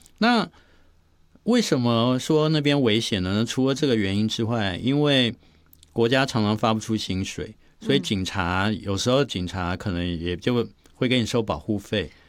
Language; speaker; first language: Chinese; native; Chinese